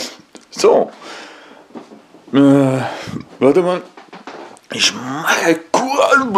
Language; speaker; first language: German; non-native, learner; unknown